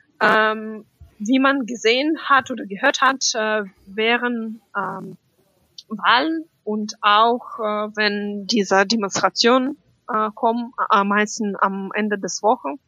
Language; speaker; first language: German; non-native, fluent; Russian